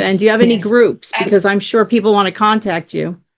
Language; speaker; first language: English; native; English